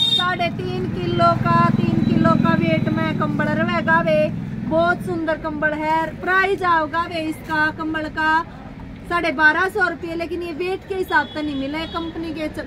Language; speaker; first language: Hindi; native; Hindi